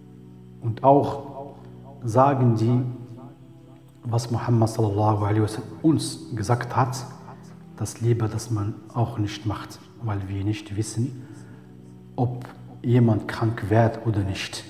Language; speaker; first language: German; non-native, learner; Arabic